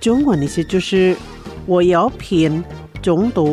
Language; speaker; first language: Chinese; non-native, fluent; Indonesian